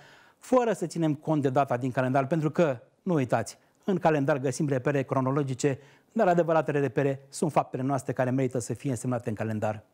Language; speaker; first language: Romanian; native; Romanian